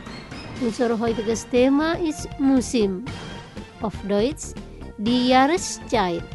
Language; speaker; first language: German; non-native, fluent; Indonesian